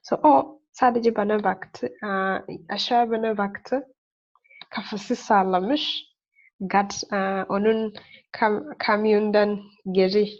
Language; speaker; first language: Turkish; non-native, learner; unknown